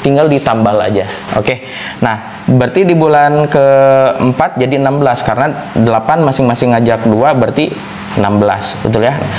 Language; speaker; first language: Indonesian; non-native, local second language; Sundanese